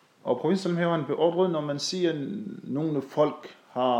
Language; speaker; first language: Danish; non-native, fluent; Arabic